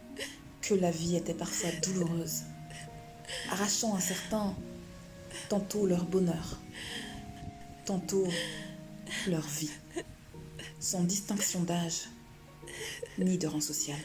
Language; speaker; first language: French; native; French